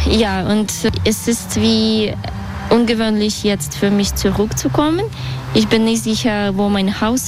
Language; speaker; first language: German; non-native, fluent; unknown